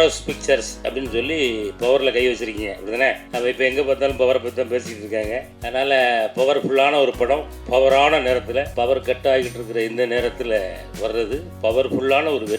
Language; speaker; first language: Tamil; native; Tamil